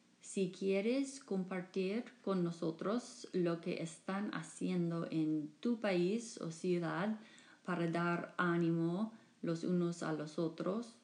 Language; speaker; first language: Spanish; non-native, fluent; English